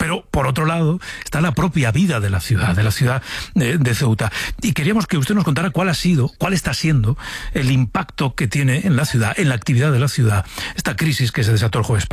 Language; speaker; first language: Spanish; native; Spanish